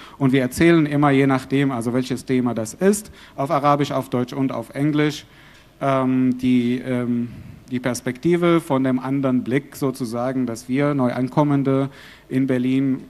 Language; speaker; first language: German; non-native, fluent; Arabic